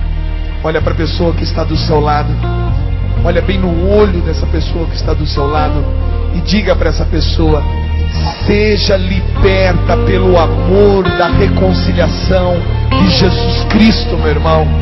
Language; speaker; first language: Portuguese; native; Portuguese